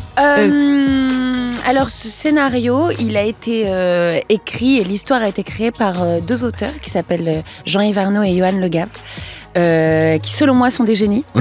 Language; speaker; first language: French; native; French